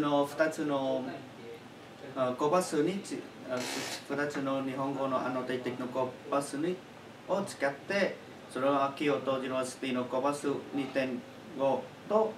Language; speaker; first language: Japanese; non-native, learner; Chinese